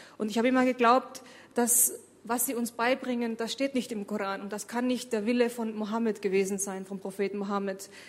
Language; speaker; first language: German; early bilingual, other home language; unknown